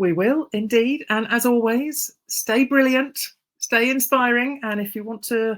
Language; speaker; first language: English; native; English